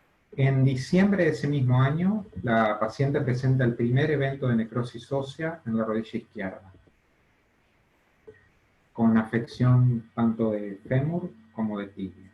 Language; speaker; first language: Spanish; native; Spanish